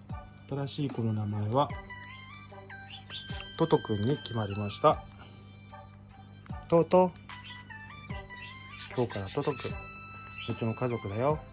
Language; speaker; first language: Japanese; native; Japanese